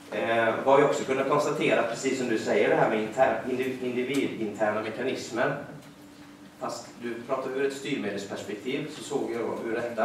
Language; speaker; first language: Swedish; native; Swedish